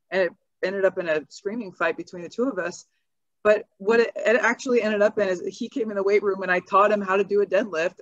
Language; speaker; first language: English; native; English